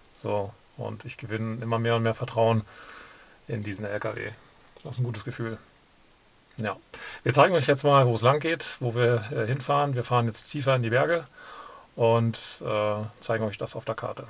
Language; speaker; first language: German; native; German